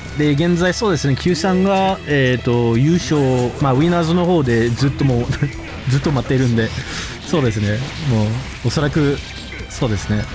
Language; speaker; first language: Japanese; non-native, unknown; French